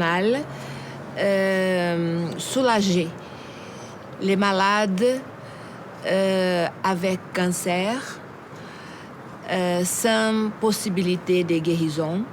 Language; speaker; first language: French; non-native, fluent; Portuguese